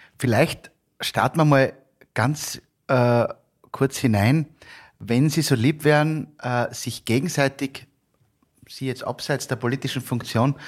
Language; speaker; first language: German; native; German